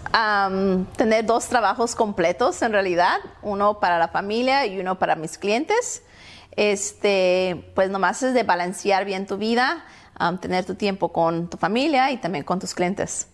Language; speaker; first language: Spanish; early bilingual, heritage; Spanish